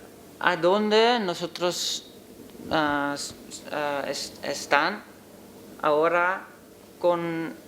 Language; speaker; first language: Spanish; non-native, learner; Dutch